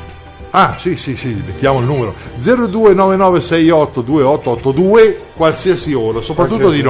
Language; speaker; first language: Italian; native; Italian